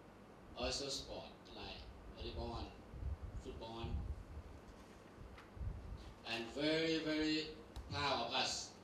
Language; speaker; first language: English; non-native, learner; Thai